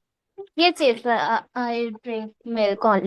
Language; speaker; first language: English; non-native, learner; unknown